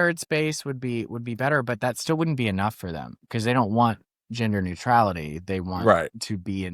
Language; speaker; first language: English; native; English